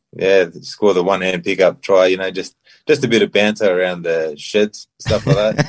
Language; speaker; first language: English; early bilingual, other home language; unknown